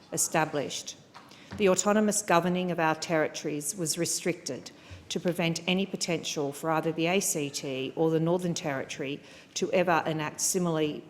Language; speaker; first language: English; native; English